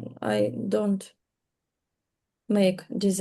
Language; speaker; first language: English; non-native, learner; Russian